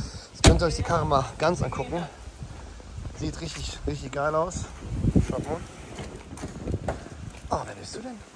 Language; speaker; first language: German; native; German